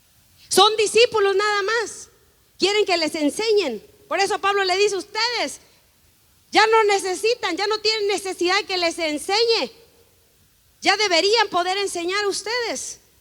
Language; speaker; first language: Spanish; native; Spanish